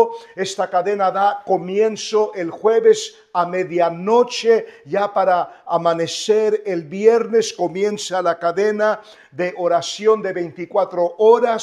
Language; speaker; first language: Spanish; native; Spanish